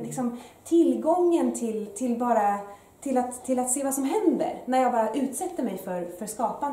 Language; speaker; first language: Swedish; early bilingual, other home language; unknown